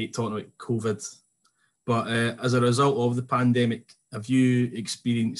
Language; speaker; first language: English; native; English